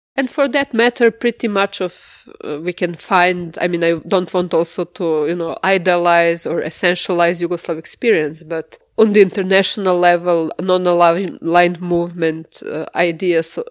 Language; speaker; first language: English; non-native, fluent; Serbian